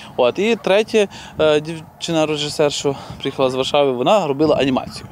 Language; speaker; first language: Ukrainian; native; Ukrainian